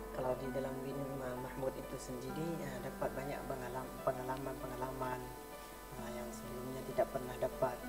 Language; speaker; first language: Indonesian; non-native, learner; Eastern Cham